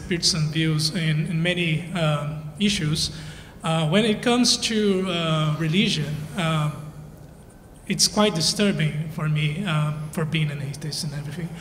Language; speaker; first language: English; non-native, fluent; Portuguese